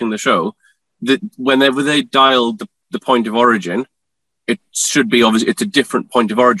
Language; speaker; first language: English; native; English